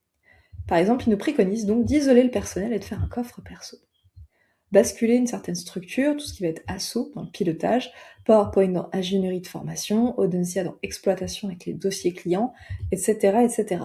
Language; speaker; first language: French; native; French